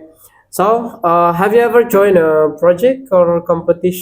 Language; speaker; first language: English; non-native, learner; Indonesian